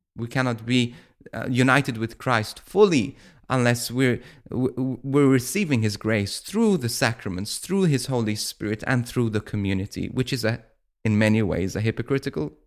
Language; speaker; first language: English; non-native, fluent; Maltese